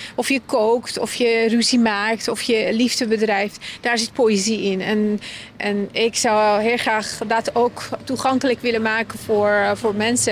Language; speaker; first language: Dutch; non-native, fluent; Persian